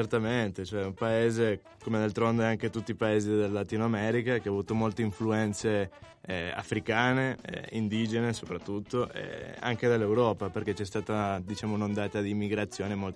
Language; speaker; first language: Italian; non-native, fluent; Spanish